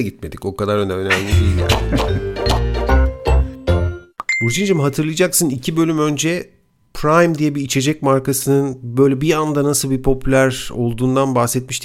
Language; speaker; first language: Turkish; native; Turkish